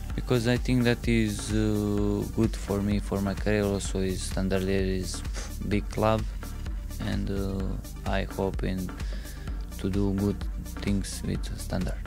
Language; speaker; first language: English; non-native, learner; Bosnian